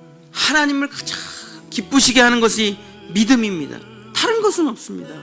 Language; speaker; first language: Korean; native; Korean